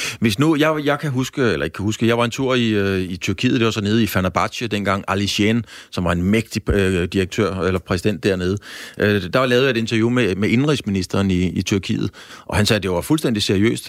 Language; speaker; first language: Danish; native; Danish